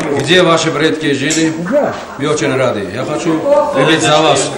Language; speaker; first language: Russian; non-native, local second language; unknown